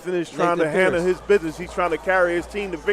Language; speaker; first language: English; native; English